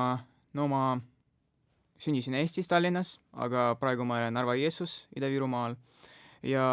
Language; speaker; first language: Estonian; non-native, local second language; Russian